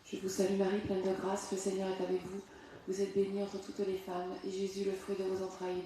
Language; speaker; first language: French; native; French